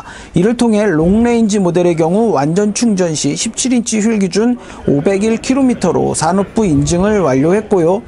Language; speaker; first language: Korean; native; Korean